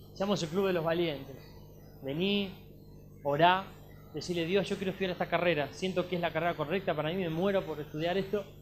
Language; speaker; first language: Spanish; native; Spanish